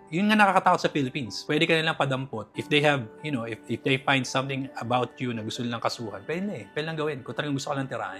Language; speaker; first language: Filipino; native; Filipino